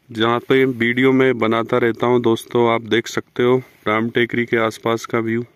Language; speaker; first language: Hindi; native; Hindi